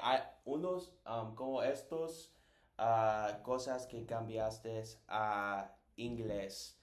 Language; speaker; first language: Spanish; non-native, learner; English